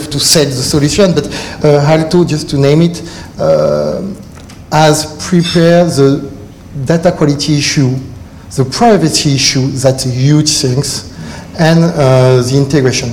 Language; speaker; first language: English; non-native, learner; French